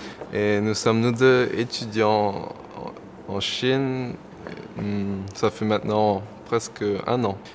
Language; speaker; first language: French; non-native, local second language; Morisyen